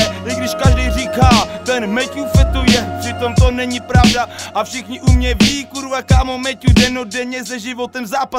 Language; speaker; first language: Czech; native; Czech